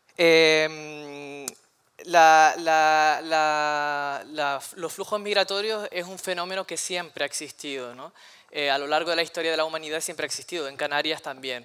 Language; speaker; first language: Spanish; native; Spanish